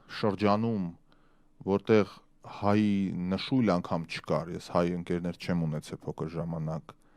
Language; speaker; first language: Armenian; early bilingual, other home language; Russian